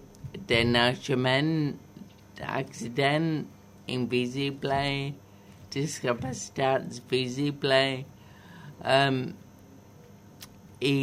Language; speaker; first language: Catalan; non-native, learner; English